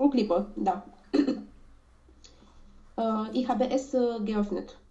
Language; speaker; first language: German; non-native, learner; Romanian